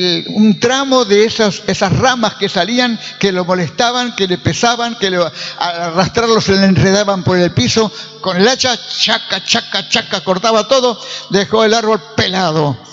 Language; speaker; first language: Spanish; native; Spanish